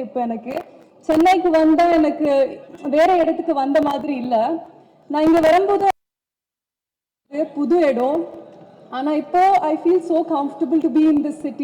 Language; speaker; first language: Tamil; non-native, local second language; Telugu